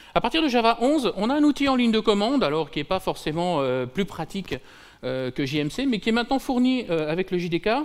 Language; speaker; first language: French; native; French